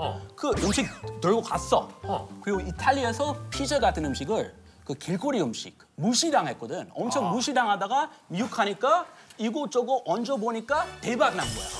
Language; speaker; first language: Korean; non-native, fluent; English